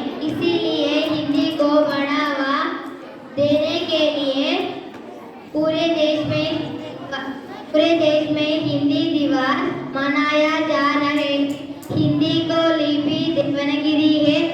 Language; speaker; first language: Hindi; non-native, local second language; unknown